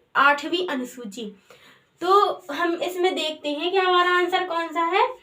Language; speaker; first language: Hindi; native; Hindi